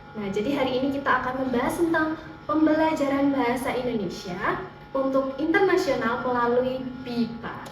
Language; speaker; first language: Indonesian; native; Indonesian